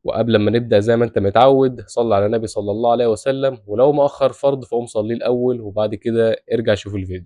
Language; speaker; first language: Arabic; native; Arabic